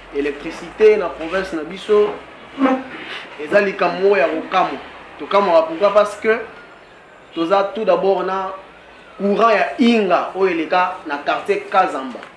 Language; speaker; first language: Lingala; non-native, local second language; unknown